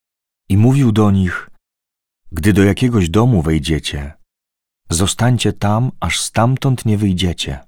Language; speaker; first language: Polish; native; Polish